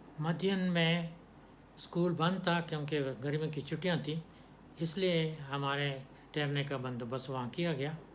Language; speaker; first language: Urdu; non-native, local second language; Pashto